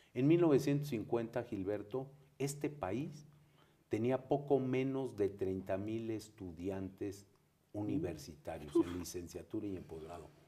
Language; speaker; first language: Spanish; native; Spanish